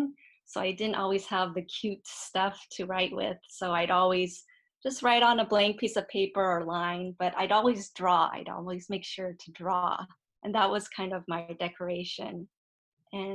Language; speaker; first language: English; native; English